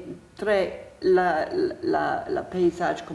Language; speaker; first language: Italian; non-native, learner; English